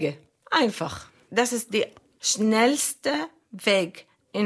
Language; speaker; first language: German; non-native, fluent; Arabic